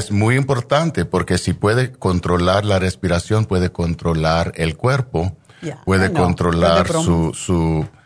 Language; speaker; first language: Spanish; early bilingual, heritage; Spanish